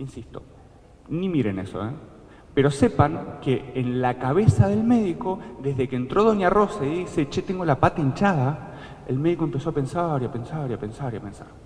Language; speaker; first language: Spanish; native; Spanish